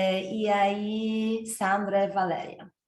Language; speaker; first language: Portuguese; non-native, fluent; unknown